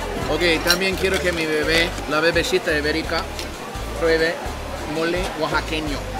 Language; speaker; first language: Spanish; non-native, fluent; English